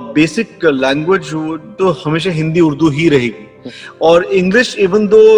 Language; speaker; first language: Hindi; native; Hindi